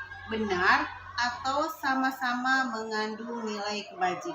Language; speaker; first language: Indonesian; native; Indonesian